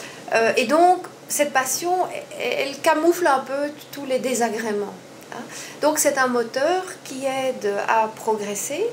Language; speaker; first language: French; native; French